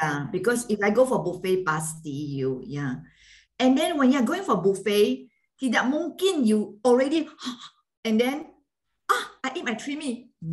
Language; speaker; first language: English; non-native, fluent; Malay